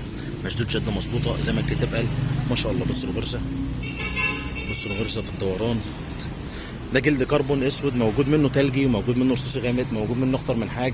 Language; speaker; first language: Arabic; native; Arabic